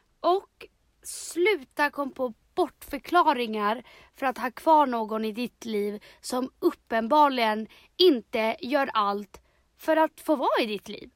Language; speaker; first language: Swedish; early bilingual, other home language; Spanish